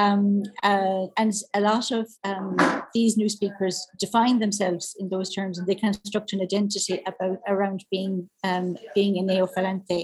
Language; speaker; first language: English; native; English